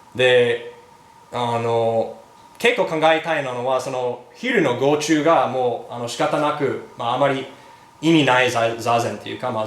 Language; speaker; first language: Japanese; non-native, fluent; English